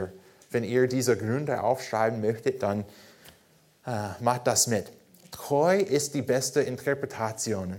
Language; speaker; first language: German; non-native, fluent; English